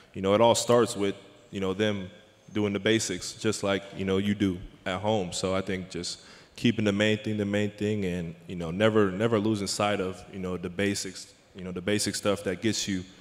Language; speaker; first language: English; native; English